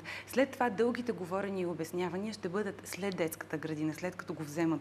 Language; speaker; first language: Bulgarian; native; Bulgarian